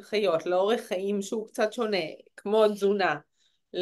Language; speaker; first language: Hebrew; native; Hebrew